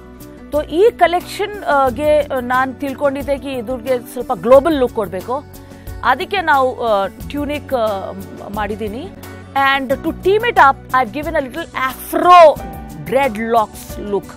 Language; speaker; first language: Kannada; non-native, local second language; Hindi